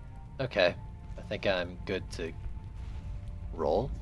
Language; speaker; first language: English; native; English